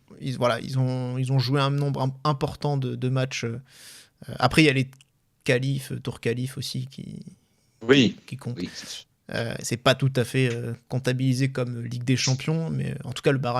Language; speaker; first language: French; native; French